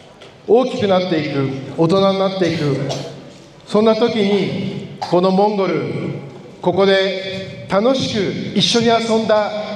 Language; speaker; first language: Japanese; non-native, fluent; Korean